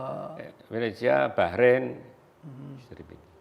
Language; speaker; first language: Arabic; non-native, learner; Indonesian